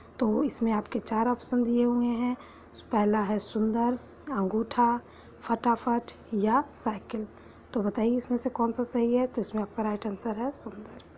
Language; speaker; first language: Hindi; native; Hindi